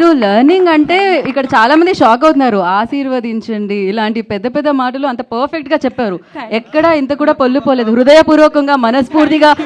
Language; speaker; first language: Telugu; native; Telugu